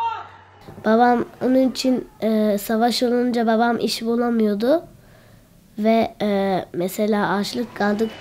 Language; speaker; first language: Turkish; early bilingual, other home language; Arabic